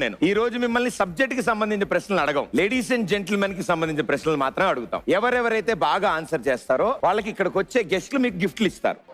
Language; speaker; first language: Telugu; native; Telugu